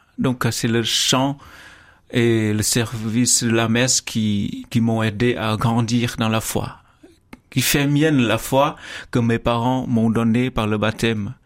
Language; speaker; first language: French; non-native, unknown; Vietnamese